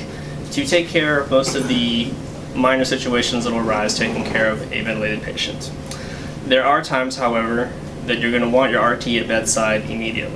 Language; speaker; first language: English; native; English